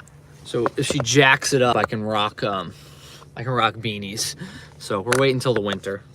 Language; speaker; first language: English; native; English